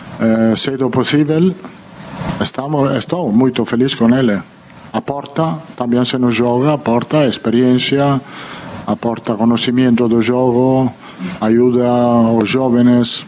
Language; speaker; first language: Portuguese; non-native, fluent; Italian